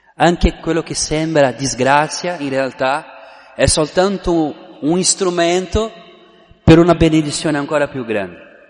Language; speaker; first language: Italian; non-native, fluent; Portuguese